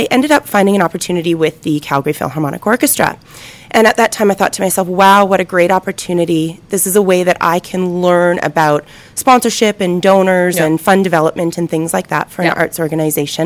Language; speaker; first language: English; native; English